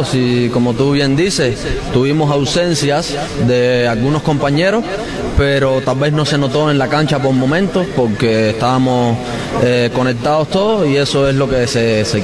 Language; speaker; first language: Spanish; native; Spanish